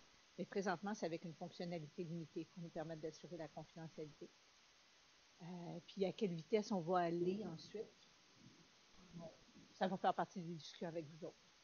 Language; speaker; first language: French; native; French